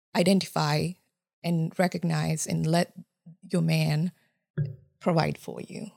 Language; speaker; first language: English; non-native, fluent; Japanese